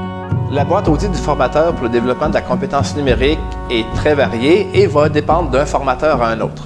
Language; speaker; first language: French; native; French